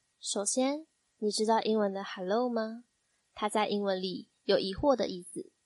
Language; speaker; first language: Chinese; native; Chinese